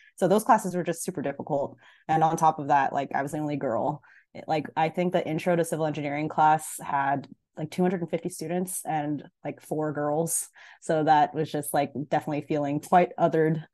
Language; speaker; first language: English; early bilingual, other home language; Filipino